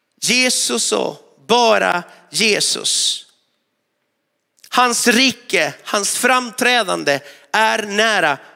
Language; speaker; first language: Swedish; non-native, fluent; Spanish